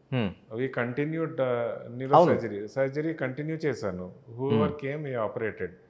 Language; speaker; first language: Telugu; non-native, local second language; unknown